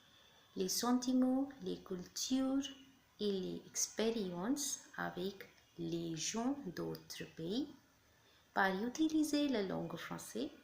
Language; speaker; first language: French; non-native, learner; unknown